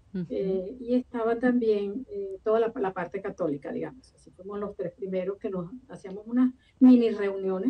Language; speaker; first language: Spanish; native; Spanish